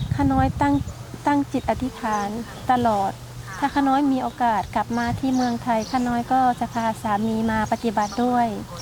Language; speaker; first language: Thai; native; Thai